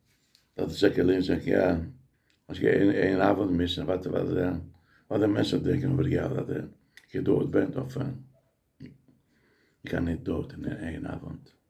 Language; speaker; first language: Dutch; non-native, learner; Greek